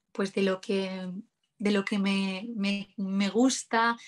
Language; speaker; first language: Spanish; native; Spanish